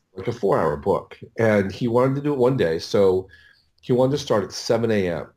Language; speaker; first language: English; native; English